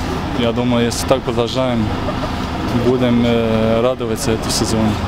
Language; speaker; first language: Russian; non-native, learner; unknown